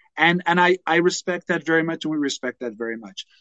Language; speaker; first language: English; native; English